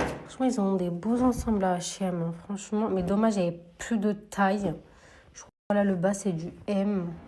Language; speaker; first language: French; native; French